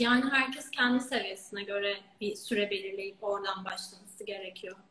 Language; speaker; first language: Turkish; native; Turkish